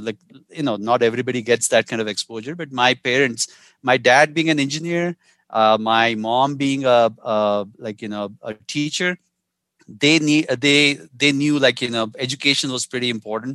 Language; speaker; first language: English; non-native, local second language; Hindi